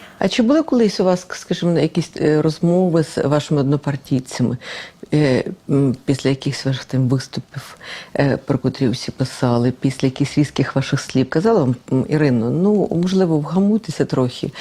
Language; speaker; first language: Ukrainian; non-native, local second language; Russian